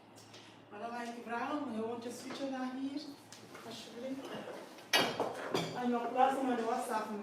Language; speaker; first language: Dutch; non-native, fluent; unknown